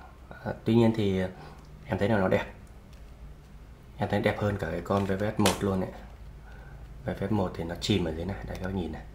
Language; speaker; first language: Vietnamese; native; Vietnamese